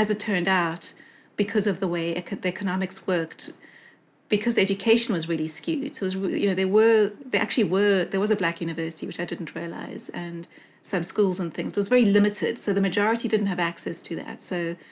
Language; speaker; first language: English; native; English